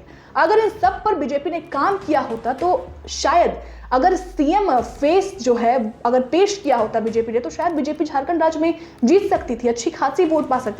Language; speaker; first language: Hindi; native; Hindi